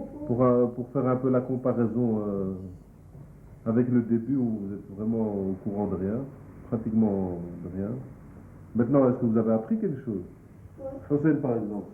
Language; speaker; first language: French; native; French